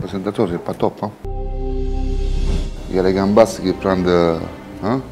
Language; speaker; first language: French; non-native, learner; Italian